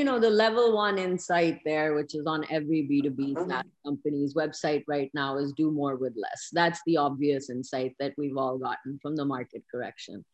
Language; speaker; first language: English; non-native, local second language; Urdu